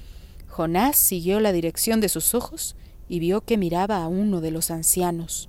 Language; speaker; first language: Spanish; native; Spanish